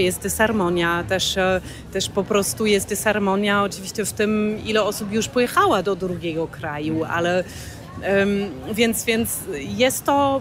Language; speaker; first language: Polish; non-native, fluent; German